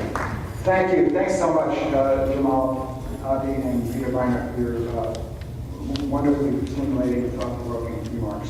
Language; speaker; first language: English; native; English